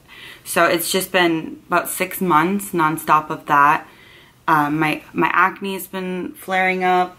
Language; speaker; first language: English; native; English